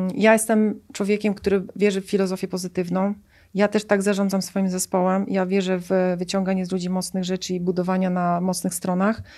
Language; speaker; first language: Polish; native; Polish